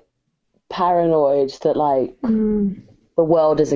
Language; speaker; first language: English; native; English